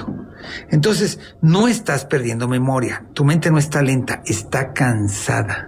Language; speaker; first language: Spanish; native; Spanish